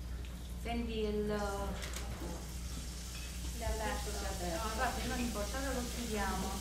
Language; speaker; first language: Italian; native; Italian